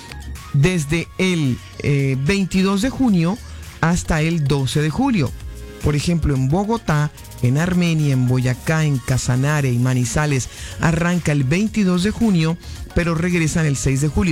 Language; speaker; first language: Spanish; native; Spanish